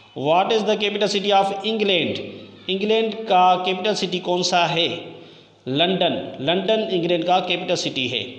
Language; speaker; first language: Urdu; non-native, local second language; Sindhi